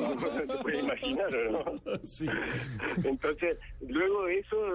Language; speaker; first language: Spanish; native; Spanish